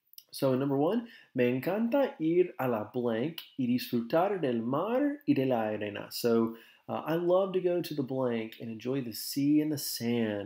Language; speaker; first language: English; native; English